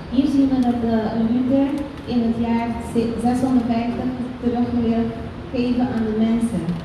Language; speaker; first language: Dutch; non-native, fluent; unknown